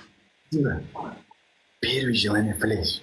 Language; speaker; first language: Russian; non-native, learner; Uzbek